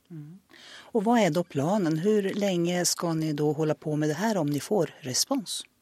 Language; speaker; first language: Swedish; native; Swedish